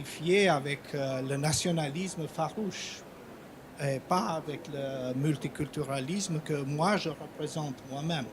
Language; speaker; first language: French; non-native, fluent; Albanian